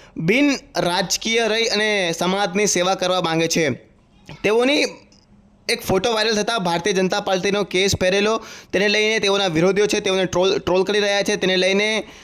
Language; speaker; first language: Gujarati; native; Gujarati